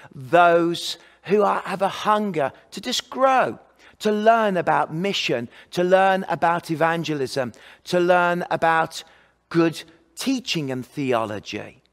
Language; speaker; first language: English; native; English